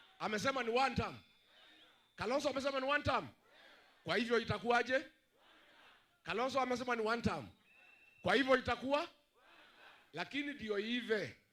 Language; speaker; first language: Swahili; non-native, local second language; Kikuyu